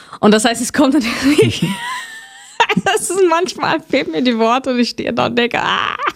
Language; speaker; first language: German; non-native, fluent; Portuguese